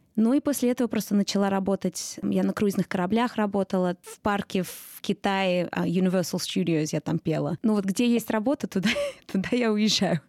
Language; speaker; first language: Russian; early bilingual, heritage; Russian